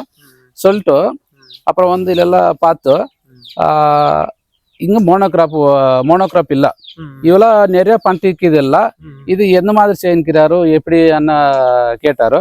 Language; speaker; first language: Tamil; non-native, local second language; Telugu